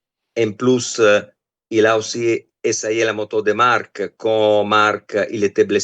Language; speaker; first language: French; non-native, fluent; Italian